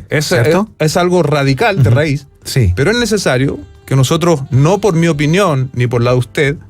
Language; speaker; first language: Spanish; native; Spanish